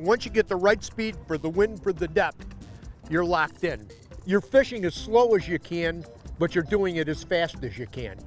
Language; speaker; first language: English; native; English